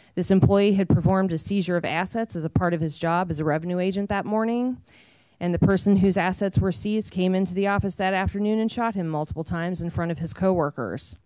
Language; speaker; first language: English; native; English